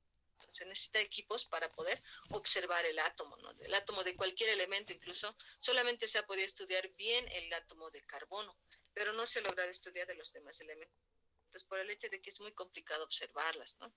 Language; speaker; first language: Spanish; native; Spanish